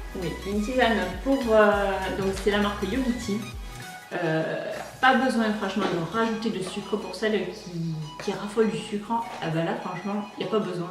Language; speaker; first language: French; native; French